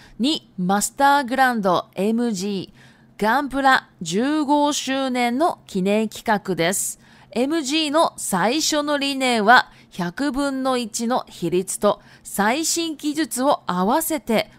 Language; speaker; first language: Japanese; non-native, fluent; Chinese